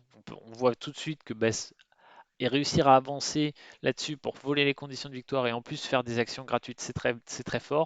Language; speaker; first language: French; native; French